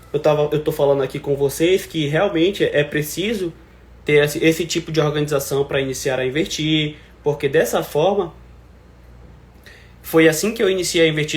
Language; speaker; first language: Portuguese; native; Portuguese